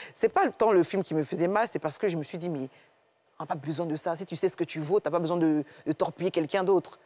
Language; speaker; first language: French; native; French